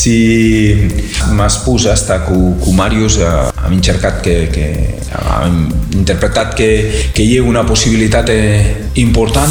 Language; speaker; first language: Romanian; non-native, learner; Spanish